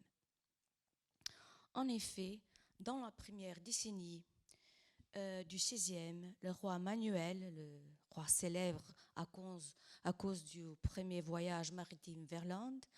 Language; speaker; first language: French; non-native, fluent; Portuguese